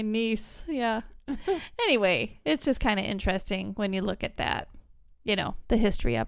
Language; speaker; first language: English; native; English